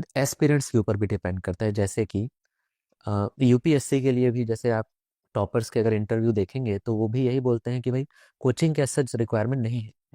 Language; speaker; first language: Hindi; native; Hindi